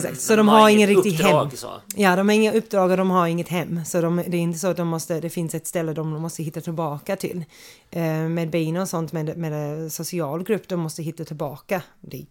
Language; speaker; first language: Swedish; non-native, fluent; English